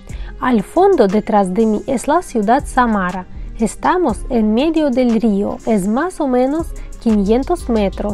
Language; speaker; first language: Spanish; non-native, fluent; Russian